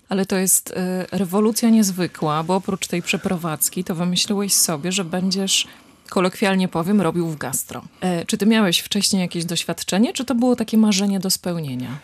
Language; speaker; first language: Polish; native; Polish